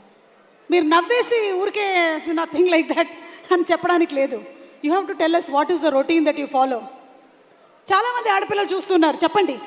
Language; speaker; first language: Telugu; native; Telugu